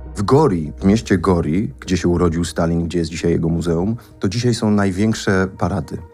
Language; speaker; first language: Polish; non-native, fluent; Georgian